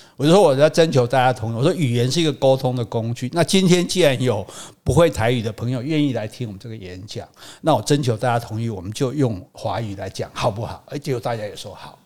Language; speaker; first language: Chinese; native; Chinese